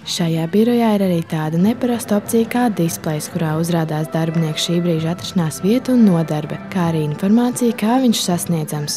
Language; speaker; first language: Latvian; native; Latvian